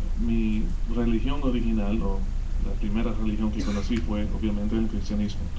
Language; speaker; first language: Spanish; early bilingual, heritage; Spanish